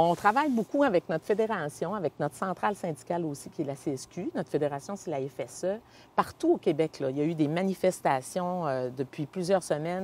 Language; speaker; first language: French; native; French